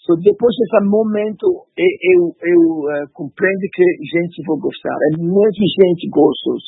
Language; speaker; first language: Portuguese; non-native, learner; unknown